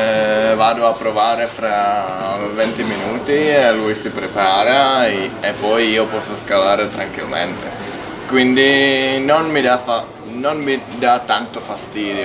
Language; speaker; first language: Italian; non-native, fluent; Czech